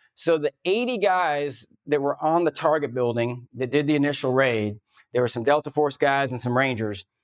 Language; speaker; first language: English; native; English